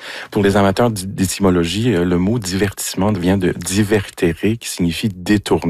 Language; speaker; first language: French; native; French